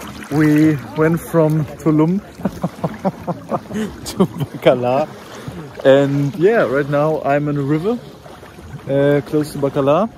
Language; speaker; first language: English; non-native, fluent; German